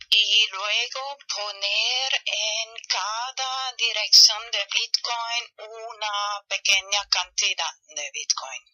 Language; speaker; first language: Spanish; non-native, fluent; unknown